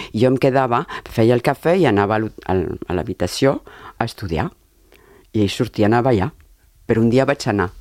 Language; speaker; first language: Catalan; early bilingual, heritage; Catalan